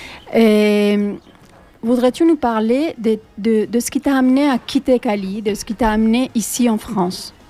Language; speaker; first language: French; native; French